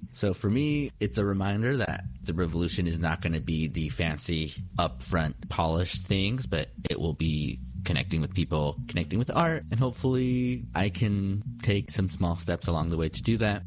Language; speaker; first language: English; early bilingual, other home language; Spanish